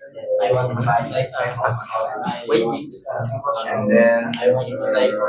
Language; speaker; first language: English; non-native, learner; Indonesian